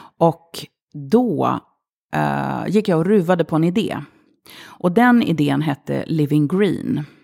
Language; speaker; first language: Swedish; early bilingual, other home language; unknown